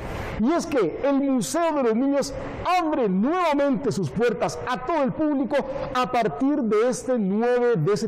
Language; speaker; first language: Spanish; native; Spanish